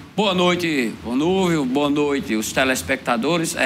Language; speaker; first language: Portuguese; native; Portuguese